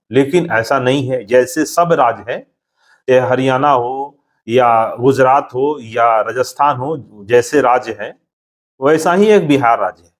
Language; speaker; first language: Hindi; native; Hindi